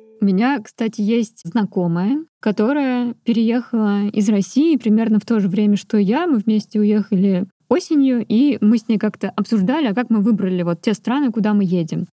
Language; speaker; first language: Russian; native; Russian